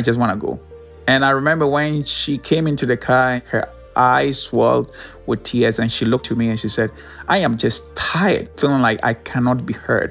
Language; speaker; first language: English; non-native, local second language; Ewe